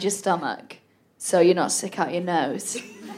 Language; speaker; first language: English; native; English